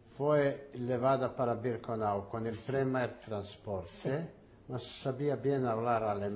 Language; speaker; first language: Spanish; early bilingual, heritage; Ladino